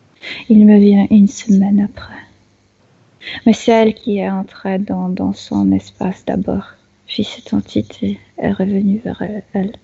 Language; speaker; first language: French; non-native, fluent; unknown